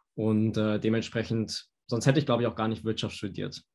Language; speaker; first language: German; native; German